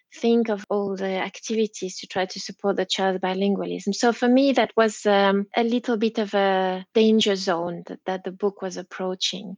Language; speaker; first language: English; non-native, fluent; French